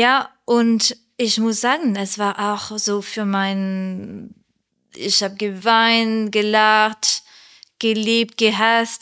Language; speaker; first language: German; non-native, learner; French